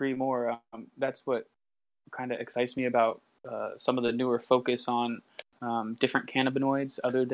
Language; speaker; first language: English; native; English